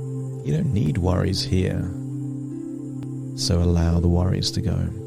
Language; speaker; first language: English; native; English